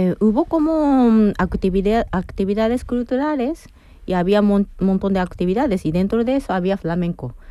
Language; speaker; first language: Spanish; non-native, fluent; Japanese